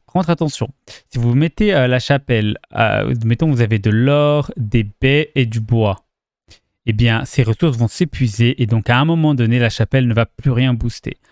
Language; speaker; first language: French; native; French